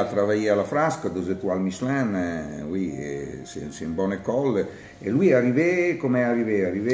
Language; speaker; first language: French; non-native, learner; Italian